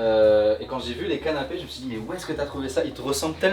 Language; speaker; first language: French; native; French